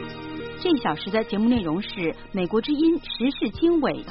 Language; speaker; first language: Chinese; native; Chinese